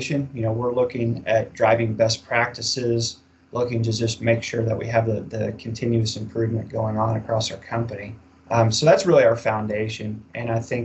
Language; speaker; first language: English; native; English